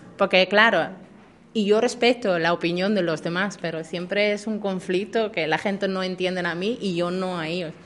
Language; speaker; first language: Spanish; non-native, fluent; Dutch